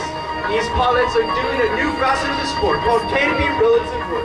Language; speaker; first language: English; native; English